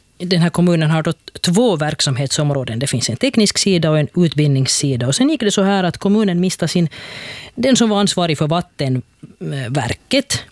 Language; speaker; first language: Swedish; native; Swedish